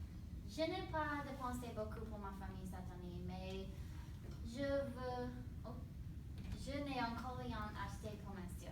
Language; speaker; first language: French; non-native, learner; English